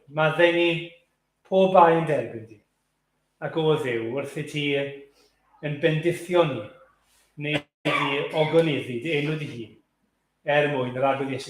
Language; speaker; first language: Welsh; native; Welsh